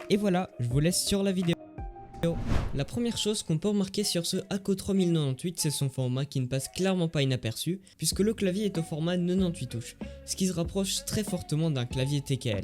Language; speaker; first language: French; native; French